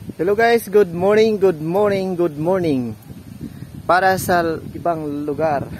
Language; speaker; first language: Filipino; non-native, local second language; Cebuano